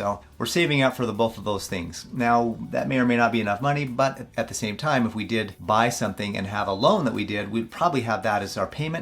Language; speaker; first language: English; native; English